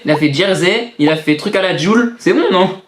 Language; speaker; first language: French; native; French